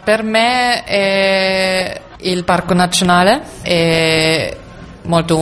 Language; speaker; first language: Italian; non-native, learner; German